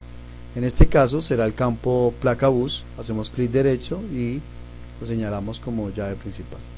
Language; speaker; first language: Spanish; native; Spanish